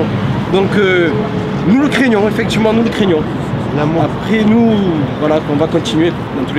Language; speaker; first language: French; native; French